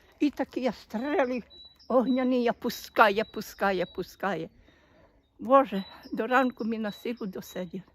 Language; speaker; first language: Ukrainian; native; Ukrainian